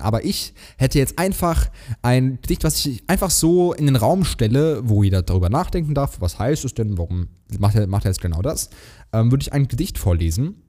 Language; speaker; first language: German; native; German